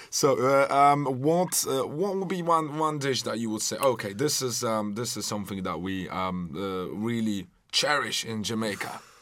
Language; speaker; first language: English; non-native, fluent; Polish